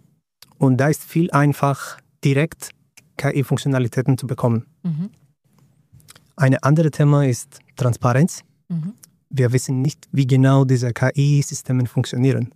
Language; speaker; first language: German; non-native, fluent; Greek